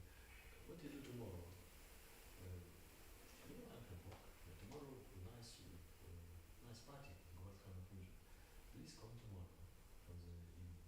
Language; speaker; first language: English; non-native, learner; Russian